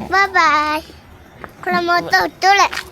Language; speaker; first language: Japanese; early bilingual, other home language; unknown